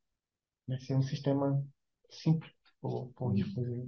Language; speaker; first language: French; non-native, learner; Portuguese